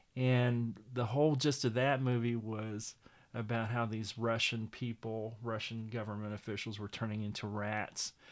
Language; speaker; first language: English; native; English